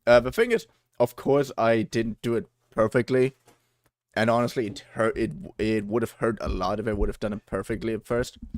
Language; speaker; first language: English; non-native, fluent; German